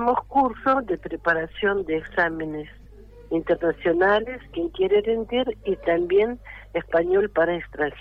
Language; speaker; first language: Spanish; non-native, fluent; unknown